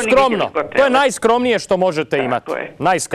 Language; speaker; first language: Croatian; native; Croatian